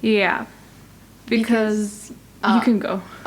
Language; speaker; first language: English; native; English